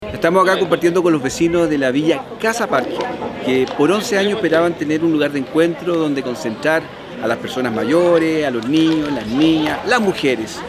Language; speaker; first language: Spanish; native; Spanish